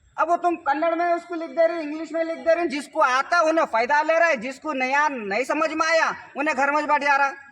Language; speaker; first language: Hindi; non-native, local second language; Urdu